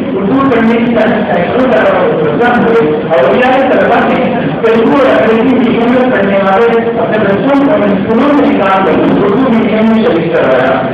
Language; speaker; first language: Urdu; native; Urdu